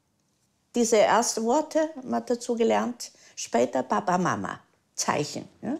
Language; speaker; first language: German; early bilingual, heritage; German